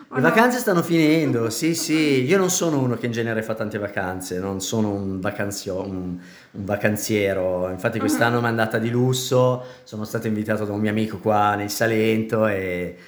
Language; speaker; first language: Italian; native; Italian